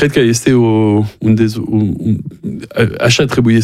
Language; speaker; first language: Romanian; non-native, learner; French